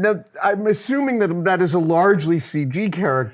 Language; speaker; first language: English; native; English